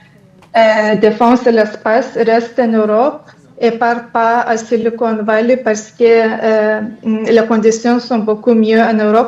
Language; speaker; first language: French; non-native, fluent; Lithuanian